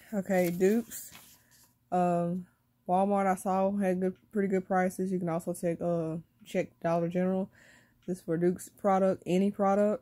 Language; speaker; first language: English; native; English